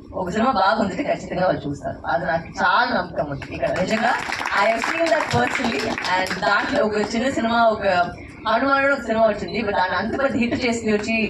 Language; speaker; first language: Telugu; non-native, fluent; Tamil